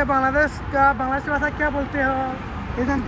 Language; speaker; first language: Hindi; non-native, learner; Bangla